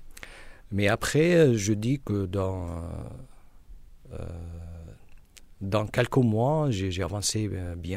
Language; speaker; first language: French; non-native, learner; Arabic